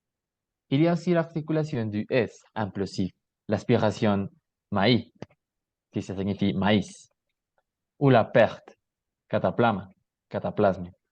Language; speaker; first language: French; non-native, learner; Spanish